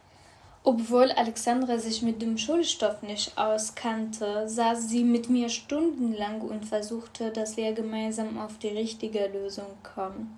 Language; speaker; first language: German; non-native, fluent; Arabic